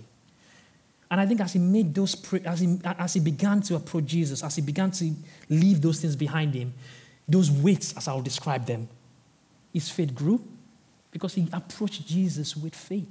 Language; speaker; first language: English; non-native, local second language; Yoruba